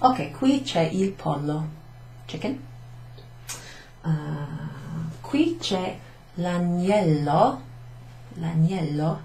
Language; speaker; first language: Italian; non-native, fluent; English